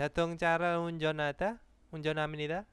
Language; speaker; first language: Korean; non-native, fluent; Indonesian